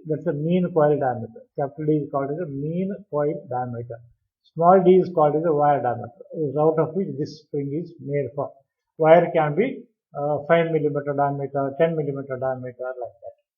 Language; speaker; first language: English; non-native, local second language; Kannada